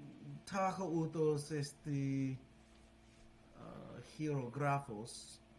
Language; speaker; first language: Greek; non-native, learner; English